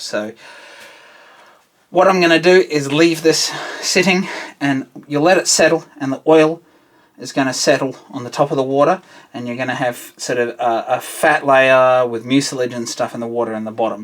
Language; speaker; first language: English; native; English